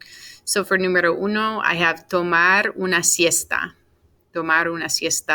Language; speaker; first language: Spanish; non-native, fluent; English